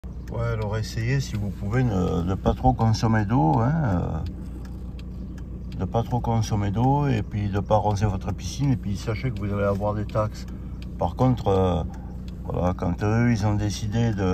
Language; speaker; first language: French; native; French